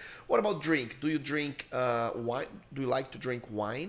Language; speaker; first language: English; non-native, fluent; Portuguese